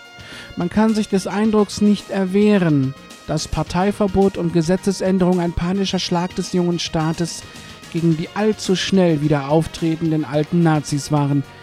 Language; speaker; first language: German; native; German